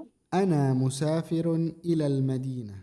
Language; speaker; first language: Arabic; non-native, fluent; Indonesian